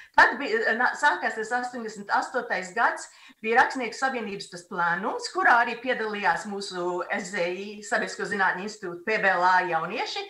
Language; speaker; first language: Latvian; native; Latvian